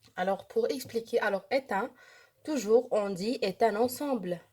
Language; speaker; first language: French; non-native, local second language; Arabic